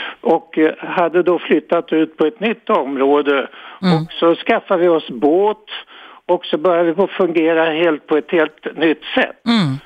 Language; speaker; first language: Swedish; native; Swedish